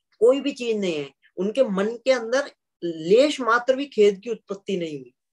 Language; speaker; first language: Hindi; native; Hindi